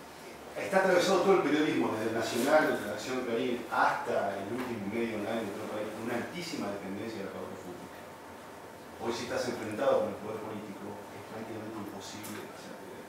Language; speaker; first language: Spanish; native; Spanish